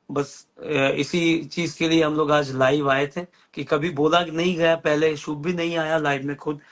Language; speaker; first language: Hindi; non-native, local second language; Bangla